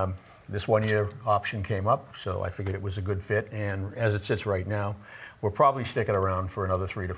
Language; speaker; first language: English; native; English